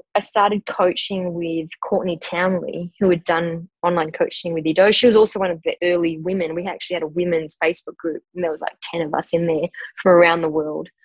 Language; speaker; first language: English; native; English